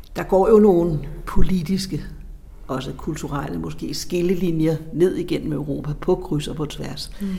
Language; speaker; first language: Danish; native; Danish